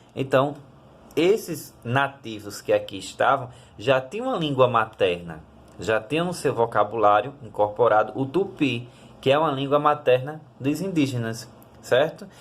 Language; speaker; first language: Portuguese; native; Portuguese